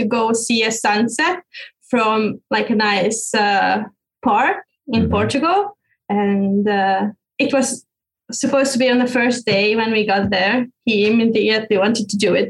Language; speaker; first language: English; non-native, fluent; Hungarian